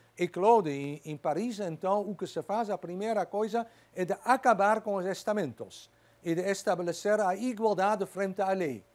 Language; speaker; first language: Portuguese; non-native, fluent; Dutch